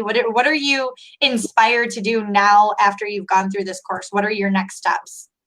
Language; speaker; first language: English; native; English